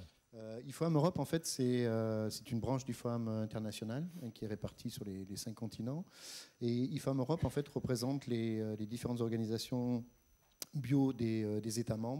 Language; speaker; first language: French; native; French